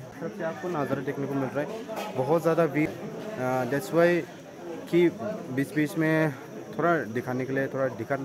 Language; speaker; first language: Hindi; non-native, local second language; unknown